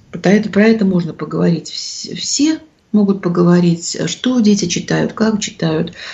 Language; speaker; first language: Russian; native; Russian